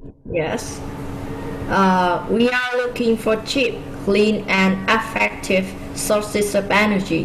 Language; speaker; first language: English; non-native, learner; Vietnamese